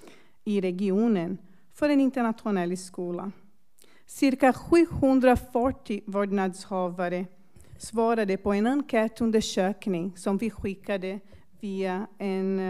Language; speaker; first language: Swedish; non-native, fluent; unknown